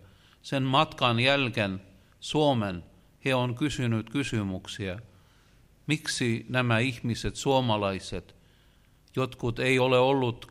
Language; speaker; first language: Finnish; non-native, learner; Russian